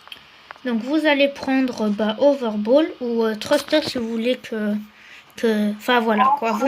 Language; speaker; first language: French; native; French